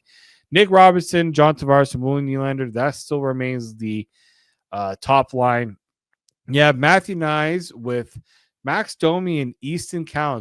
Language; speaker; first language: English; native; English